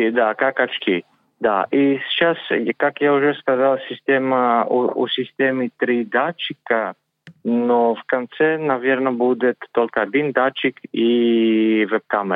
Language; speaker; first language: Russian; non-native, learner; Greek